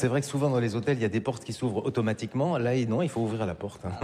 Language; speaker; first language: French; native; French